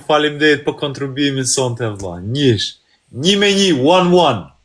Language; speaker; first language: Albanian; native; Albanian